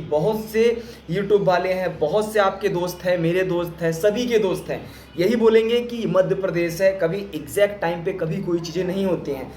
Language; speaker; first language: Hindi; native; Hindi